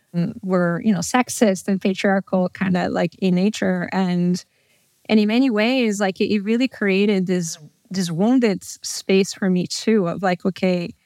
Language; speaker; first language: English; non-native, fluent; Portuguese